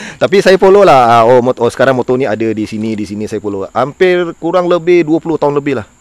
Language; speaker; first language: Malay; native; Malay